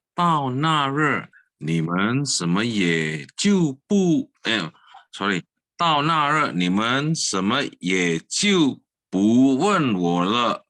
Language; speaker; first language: Chinese; early bilingual, heritage; Chinese